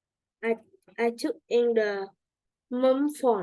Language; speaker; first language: English; non-native, learner; Vietnamese